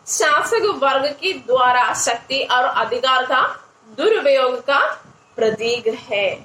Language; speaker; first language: Hindi; non-native, local second language; Malayalam